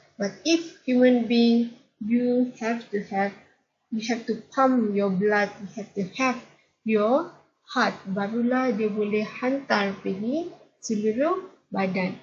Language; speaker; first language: English; non-native, local second language; Malay